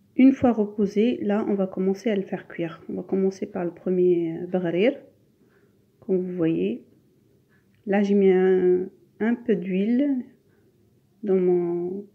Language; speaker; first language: French; non-native, local second language; Arabic